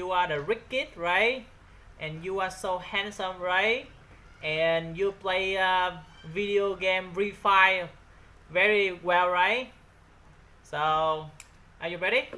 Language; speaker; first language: English; non-native, learner; Vietnamese